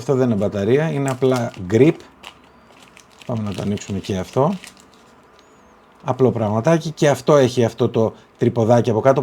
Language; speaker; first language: Greek; native; Greek